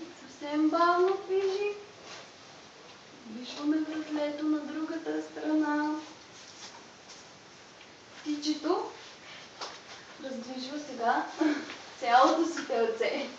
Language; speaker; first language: Bulgarian; native; Bulgarian